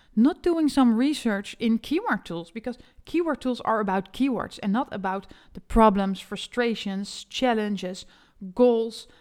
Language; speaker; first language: English; non-native, fluent; Dutch